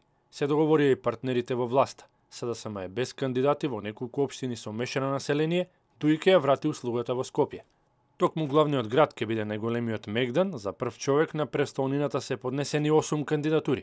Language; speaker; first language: Macedonian; native; Macedonian